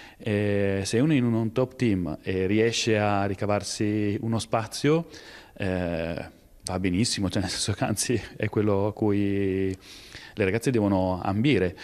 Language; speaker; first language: Italian; native; Italian